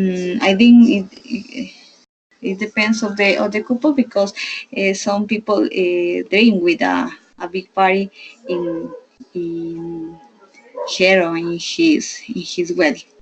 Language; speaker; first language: English; non-native, learner; Spanish